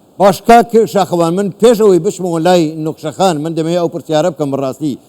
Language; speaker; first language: Central Kurdish; native; Central Kurdish